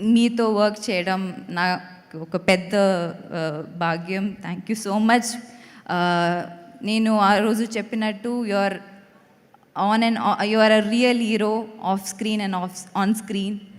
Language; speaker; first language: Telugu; non-native, local second language; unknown